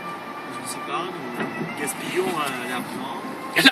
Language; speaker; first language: French; non-native, learner; Russian